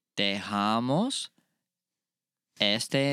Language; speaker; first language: Spanish; non-native, learner; English